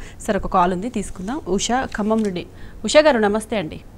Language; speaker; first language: Telugu; native; Telugu